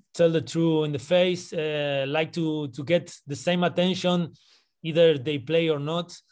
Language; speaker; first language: English; non-native, fluent; Spanish